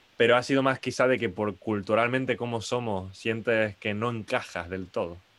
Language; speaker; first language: Spanish; native; Spanish